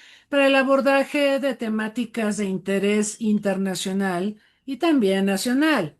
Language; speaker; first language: Spanish; native; Spanish